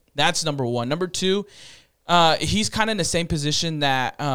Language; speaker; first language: English; early bilingual, other home language; Spanish